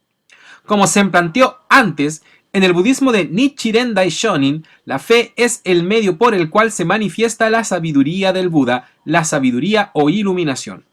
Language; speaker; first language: Spanish; native; Spanish